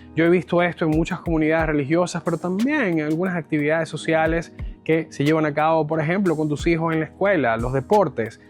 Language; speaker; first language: Spanish; native; Spanish